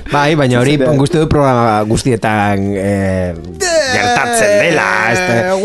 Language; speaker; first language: Basque; non-native, local second language; Spanish